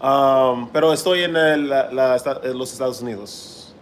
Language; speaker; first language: Spanish; non-native, learner; English